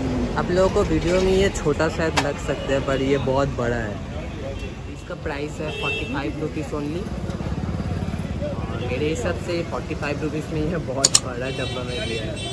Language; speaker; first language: Hindi; non-native, local second language; Bangla